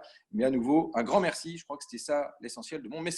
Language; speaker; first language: French; native; French